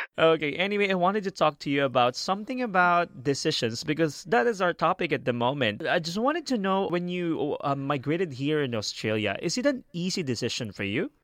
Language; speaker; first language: English; non-native, fluent; Filipino